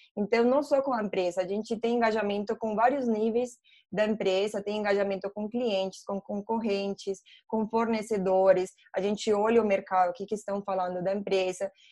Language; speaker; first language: Portuguese; non-native, fluent; Spanish